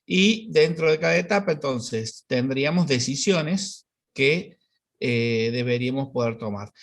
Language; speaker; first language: Spanish; native; Spanish